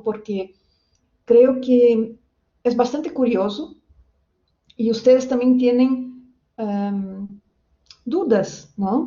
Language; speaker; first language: Spanish; non-native, fluent; Portuguese